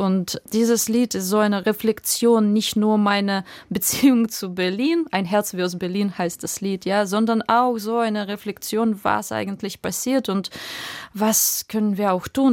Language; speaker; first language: German; non-native, fluent; Russian